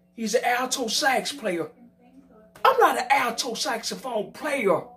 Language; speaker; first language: English; native; English